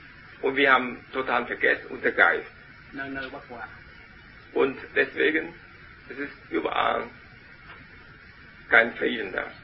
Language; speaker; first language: German; non-native, learner; Vietnamese